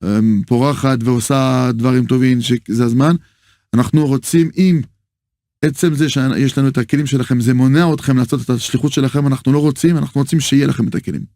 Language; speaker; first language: Hebrew; non-native, fluent; French